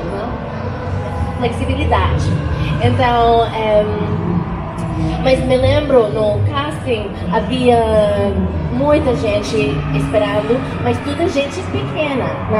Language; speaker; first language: Portuguese; non-native, learner; English